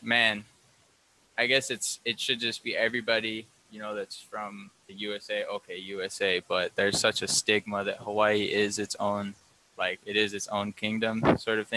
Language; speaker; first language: English; native; English